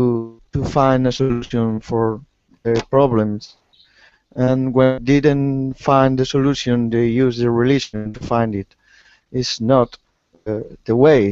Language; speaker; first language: English; non-native, learner; Spanish